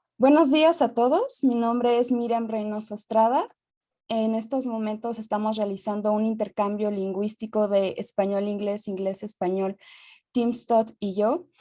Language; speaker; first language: Spanish; native; Spanish